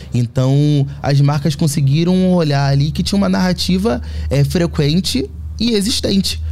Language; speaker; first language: Portuguese; native; Portuguese